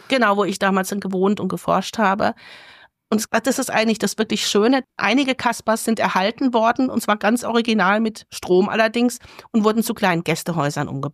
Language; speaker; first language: German; native; German